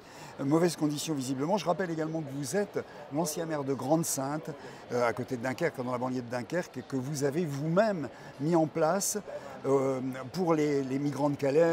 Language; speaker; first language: French; native; French